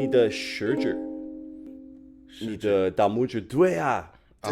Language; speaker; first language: Chinese; non-native, fluent; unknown